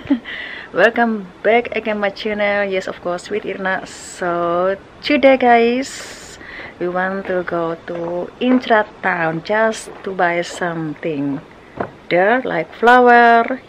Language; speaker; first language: English; non-native, learner; Indonesian